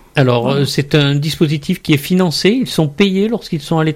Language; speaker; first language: French; native; French